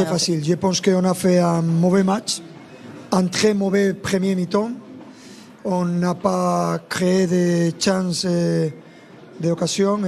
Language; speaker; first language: French; non-native, fluent; Spanish